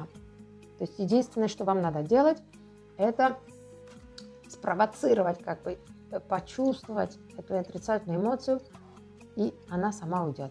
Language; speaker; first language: Russian; non-native, local second language; Georgian